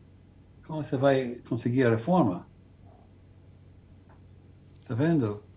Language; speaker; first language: Portuguese; non-native, fluent; English